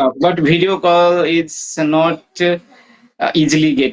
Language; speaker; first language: English; non-native, learner; Maithili